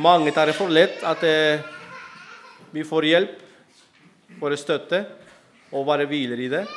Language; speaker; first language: Norwegian; non-native, fluent; Spanish